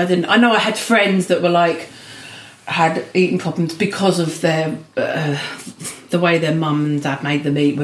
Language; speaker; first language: English; native; English